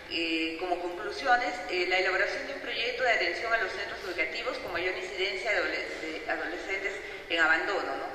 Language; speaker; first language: Spanish; native; Spanish